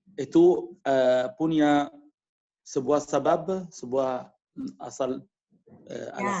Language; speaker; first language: Indonesian; non-native, learner; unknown